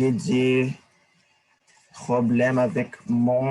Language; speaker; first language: French; non-native, learner; English